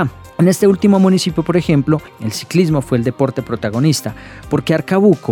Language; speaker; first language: Spanish; native; Spanish